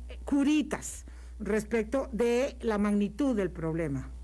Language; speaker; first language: Spanish; native; Spanish